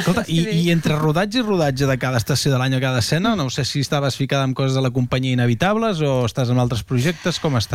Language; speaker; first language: Catalan; native; Catalan